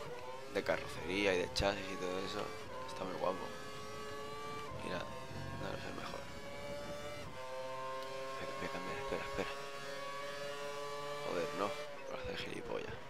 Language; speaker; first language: Spanish; native; Spanish